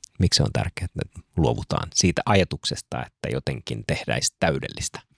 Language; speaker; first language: Finnish; native; Finnish